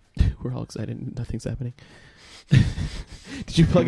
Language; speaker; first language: English; native; English